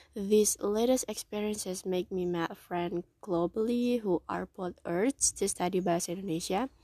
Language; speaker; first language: English; non-native, fluent; Indonesian